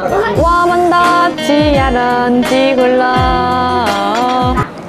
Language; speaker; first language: Chinese; non-native, learner; Korean